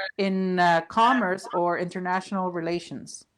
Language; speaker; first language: English; non-native, fluent; Spanish